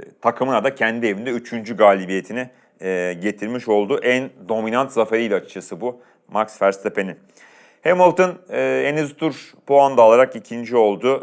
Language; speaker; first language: Turkish; native; Turkish